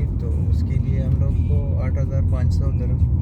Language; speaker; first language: Hindi; non-native, local second language; Pashto